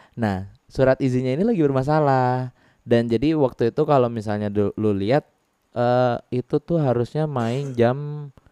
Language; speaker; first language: Indonesian; native; Indonesian